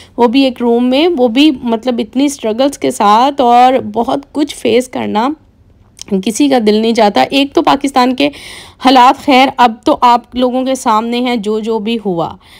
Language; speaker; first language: Urdu; native; Urdu